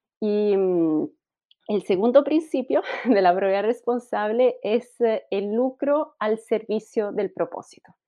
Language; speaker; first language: Spanish; non-native, fluent; Italian